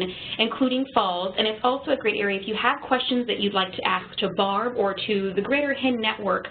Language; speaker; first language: English; native; English